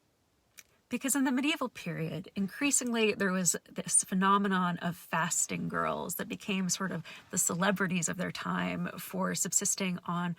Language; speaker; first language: English; native; English